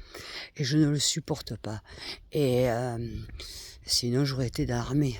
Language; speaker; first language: French; native; French